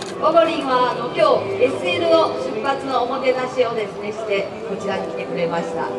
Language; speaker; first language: Japanese; native; Japanese